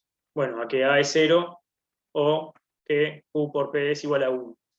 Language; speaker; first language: Spanish; native; Spanish